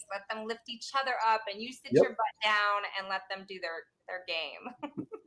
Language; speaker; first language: English; native; English